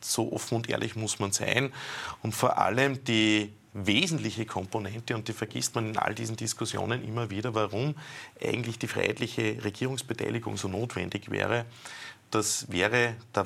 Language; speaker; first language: German; native; German